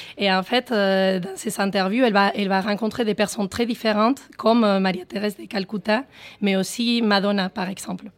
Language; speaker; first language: French; non-native, fluent; Spanish